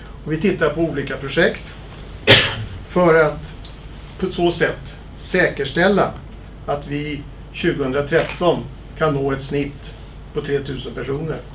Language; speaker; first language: Swedish; native; Swedish